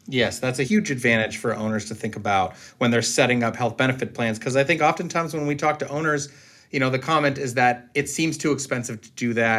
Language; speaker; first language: English; native; English